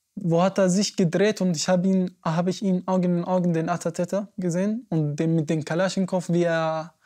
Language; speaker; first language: German; non-native, fluent; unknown